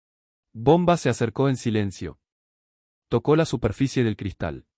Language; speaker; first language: Spanish; native; Spanish